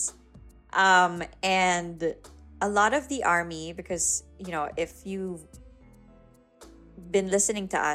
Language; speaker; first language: English; non-native, local second language; Filipino